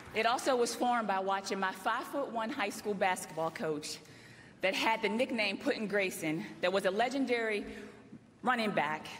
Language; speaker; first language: English; native; English